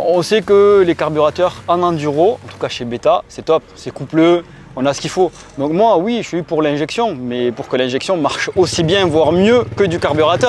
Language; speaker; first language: French; native; French